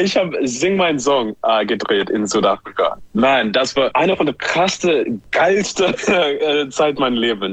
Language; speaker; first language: German; non-native, fluent; English